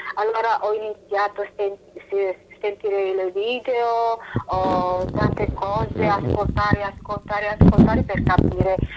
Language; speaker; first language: Italian; non-native, fluent; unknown